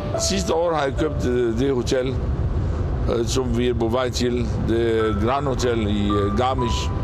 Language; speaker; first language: Danish; non-native, fluent; Arabic